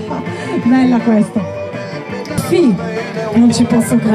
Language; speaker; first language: Italian; native; Italian